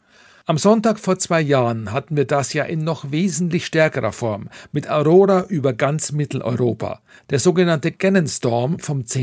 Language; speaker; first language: German; native; German